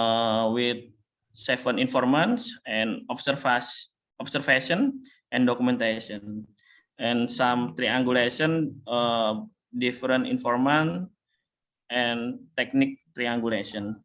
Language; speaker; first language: English; non-native, fluent; Indonesian